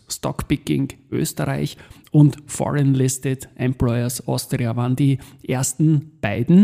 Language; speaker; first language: German; native; German